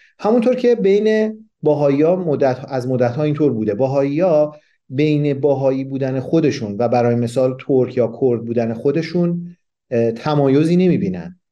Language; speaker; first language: Persian; non-native, local second language; Kurdish